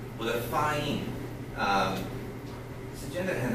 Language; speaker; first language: Chinese; non-native, learner; English